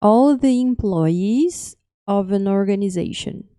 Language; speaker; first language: English; non-native, fluent; Portuguese